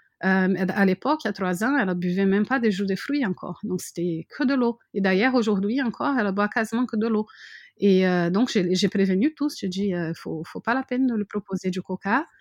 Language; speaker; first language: French; non-native, fluent; Portuguese